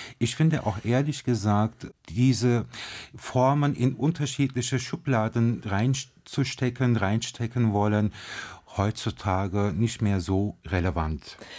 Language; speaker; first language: German; early bilingual, other home language; Turkish